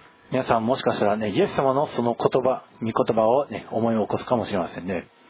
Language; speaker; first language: Japanese; native; Japanese